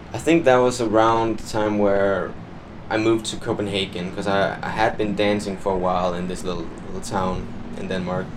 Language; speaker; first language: English; non-native, fluent; Danish